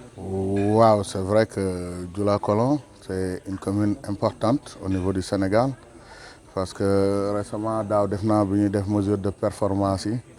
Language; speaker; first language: Wolof; native; Wolof